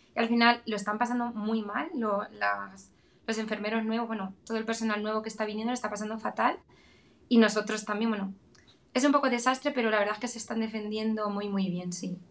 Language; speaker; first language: Spanish; native; Spanish